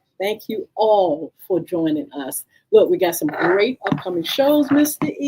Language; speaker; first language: English; native; English